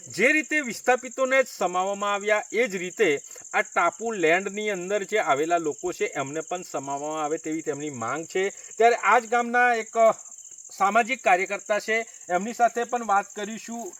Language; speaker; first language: Gujarati; native; Gujarati